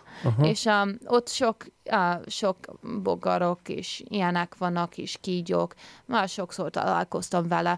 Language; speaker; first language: Hungarian; early bilingual, heritage; English